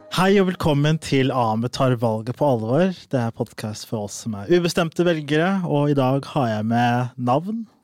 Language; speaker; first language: Norwegian; early bilingual, other home language; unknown